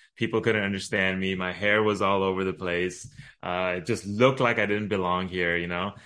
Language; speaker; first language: English; early bilingual, other home language; Arabic